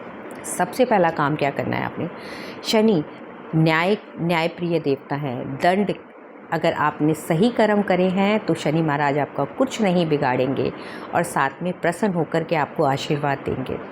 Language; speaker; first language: Hindi; native; Hindi